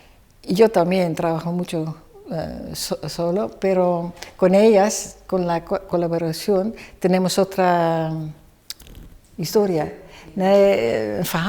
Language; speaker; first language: Spanish; non-native, fluent; Dutch